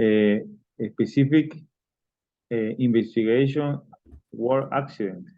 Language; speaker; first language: English; non-native, learner; Spanish